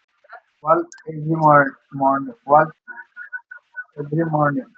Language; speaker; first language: English; non-native, learner; Bangla